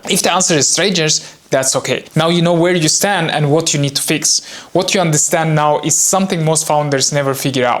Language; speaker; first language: English; non-native, fluent; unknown